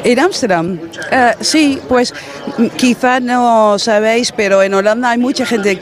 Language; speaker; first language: Spanish; non-native, fluent; Dutch